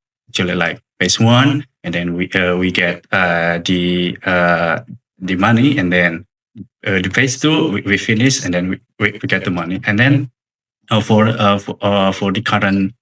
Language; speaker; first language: English; non-native, learner; Indonesian